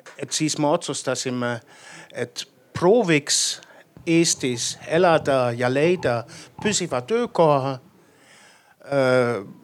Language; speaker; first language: Estonian; non-native, fluent; German